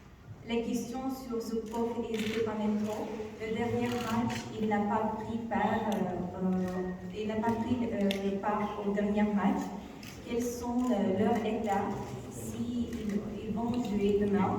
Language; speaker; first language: French; non-native, fluent; Ukrainian